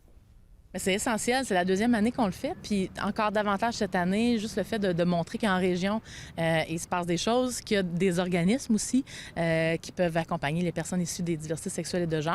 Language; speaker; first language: French; native; French